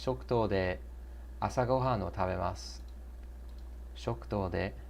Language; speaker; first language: Japanese; non-native, learner; English